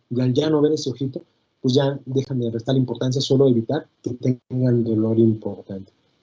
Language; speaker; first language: Spanish; native; Spanish